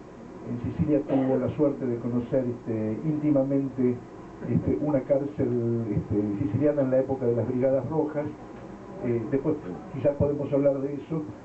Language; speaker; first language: Spanish; native; Spanish